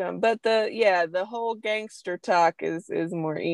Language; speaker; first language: English; native; English